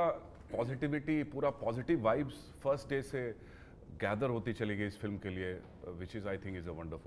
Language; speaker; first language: Hindi; non-native, local second language; Telugu